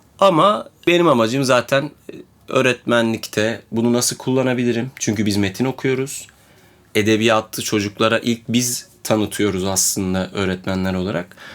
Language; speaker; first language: Turkish; native; Turkish